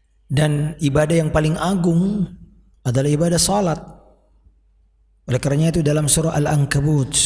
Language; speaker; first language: Indonesian; native; Indonesian